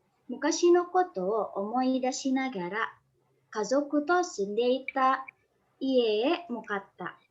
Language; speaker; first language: Japanese; non-native, learner; Indonesian